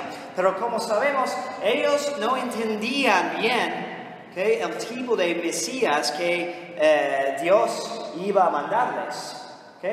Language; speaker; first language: Spanish; non-native, fluent; English